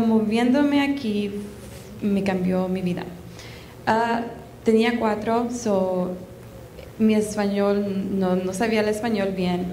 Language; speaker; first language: Spanish; early bilingual, heritage; Spanish